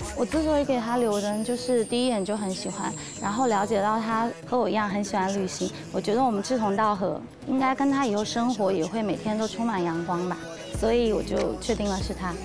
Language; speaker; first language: Chinese; native; Chinese